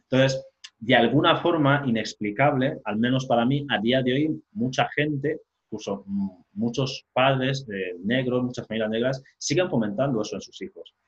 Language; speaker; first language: Spanish; non-native, local second language; Fang